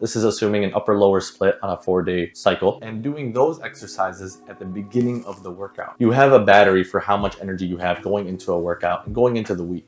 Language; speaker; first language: English; native; English